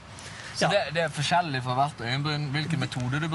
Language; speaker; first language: Norwegian; native; Norwegian